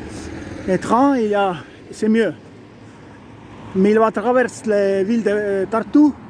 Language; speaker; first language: French; non-native, learner; Estonian